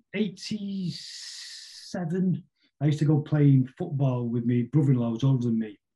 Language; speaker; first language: English; native; English